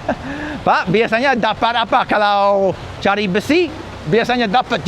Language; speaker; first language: Indonesian; non-native, fluent; English